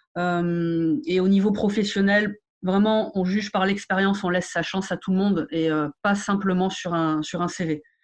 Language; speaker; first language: French; native; French